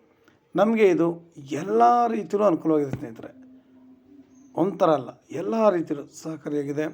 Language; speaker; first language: Kannada; native; Kannada